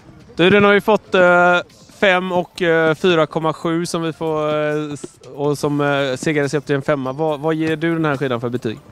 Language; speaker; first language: Swedish; native; Swedish